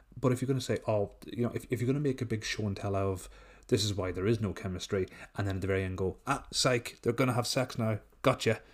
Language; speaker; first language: English; native; English